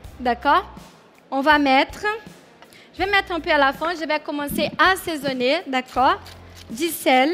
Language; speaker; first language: French; non-native, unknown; Portuguese